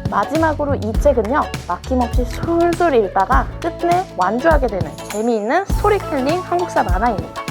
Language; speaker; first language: Korean; native; Korean